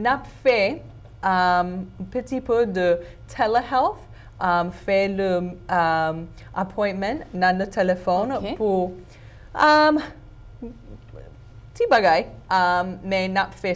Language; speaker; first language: Haitian Creole; non-native, learner; English